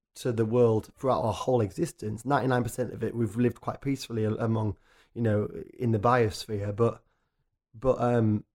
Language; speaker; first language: English; native; English